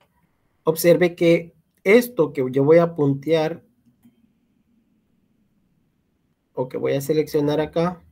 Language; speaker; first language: Spanish; native; Spanish